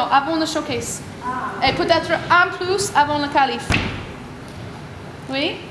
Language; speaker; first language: French; non-native, learner; English